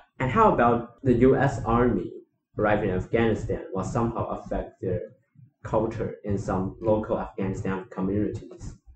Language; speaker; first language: English; non-native, fluent; Chinese